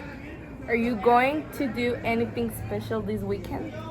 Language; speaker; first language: English; non-native, learner; Spanish